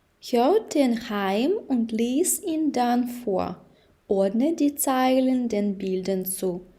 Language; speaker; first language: German; non-native, fluent; Ukrainian